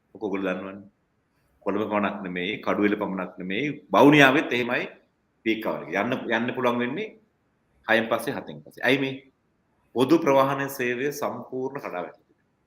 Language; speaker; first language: Sinhala; non-native, local second language; Tamil